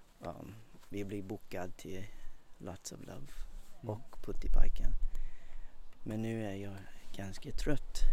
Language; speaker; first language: Swedish; non-native, fluent; English